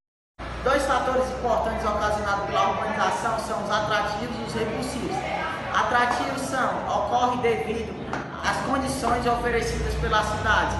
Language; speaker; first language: Portuguese; native; Portuguese